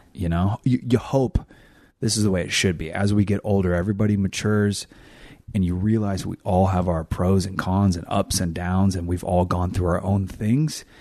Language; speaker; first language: English; native; English